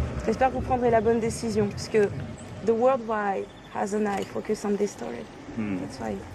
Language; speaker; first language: French; native; French